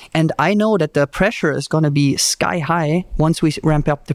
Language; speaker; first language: English; non-native, fluent; German